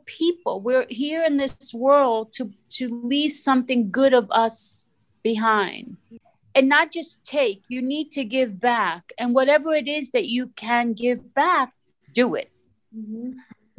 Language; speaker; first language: English; early bilingual, other home language; Italian